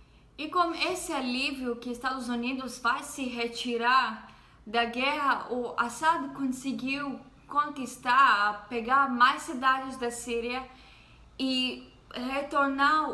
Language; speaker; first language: Portuguese; non-native, fluent; Hebrew